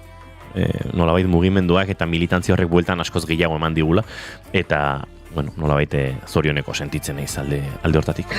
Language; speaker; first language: Basque; native; Basque